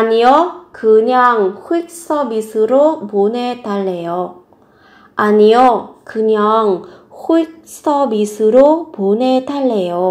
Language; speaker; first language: Korean; non-native, fluent; Vietnamese